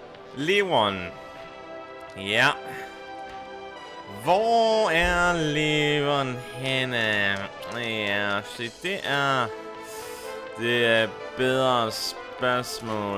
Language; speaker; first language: Danish; native; Danish